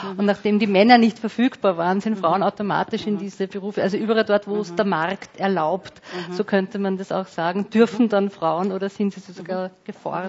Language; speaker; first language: German; native; German